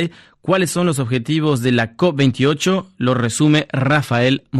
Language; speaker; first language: Spanish; native; Spanish